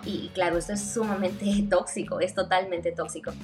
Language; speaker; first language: Spanish; native; Spanish